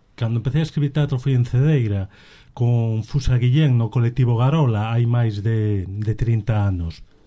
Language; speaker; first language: Galician; native; Galician